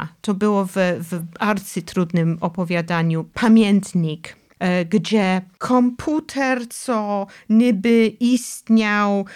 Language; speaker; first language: Polish; non-native, fluent; English